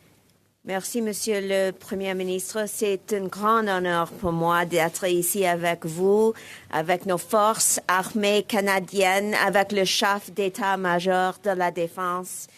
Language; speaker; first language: French; non-native, learner; English